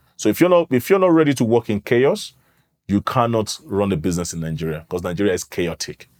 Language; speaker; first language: English; native; English